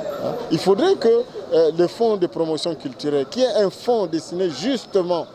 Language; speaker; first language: French; non-native, local second language; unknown